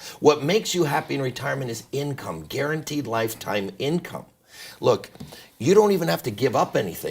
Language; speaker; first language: English; native; English